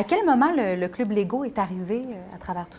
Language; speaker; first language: French; native; French